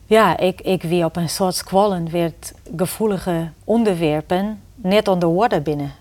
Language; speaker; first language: Dutch; non-native, fluent; Portuguese